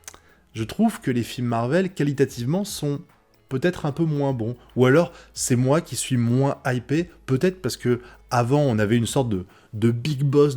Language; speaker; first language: French; native; French